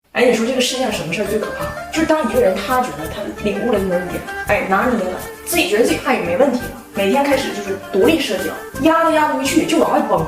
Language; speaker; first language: Chinese; native; Chinese